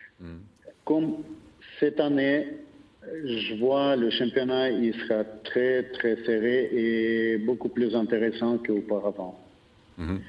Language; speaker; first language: French; non-native, fluent; Russian